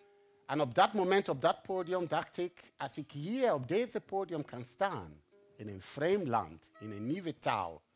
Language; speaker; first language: Dutch; non-native, fluent; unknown